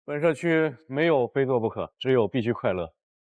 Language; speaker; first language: Chinese; native; Chinese